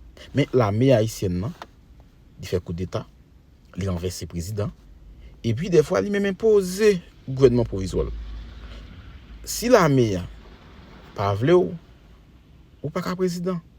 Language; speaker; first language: French; non-native, local second language; Haitian Creole